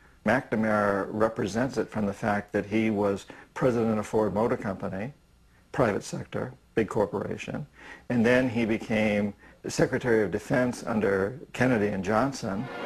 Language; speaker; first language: English; native; English